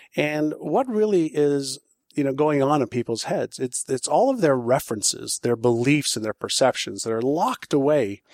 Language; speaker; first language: English; non-native, fluent; Hebrew